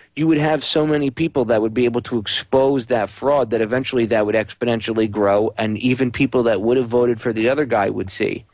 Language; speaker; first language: English; native; English